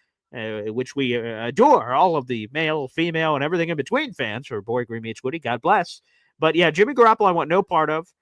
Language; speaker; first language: English; native; English